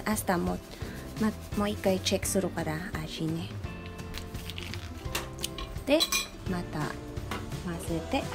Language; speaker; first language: Japanese; non-native, fluent; Filipino